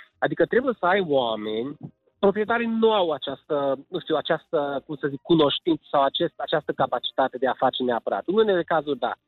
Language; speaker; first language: Romanian; non-native, local second language; Hungarian